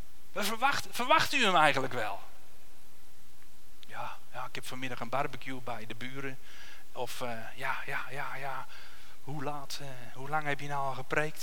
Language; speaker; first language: Dutch; native; Dutch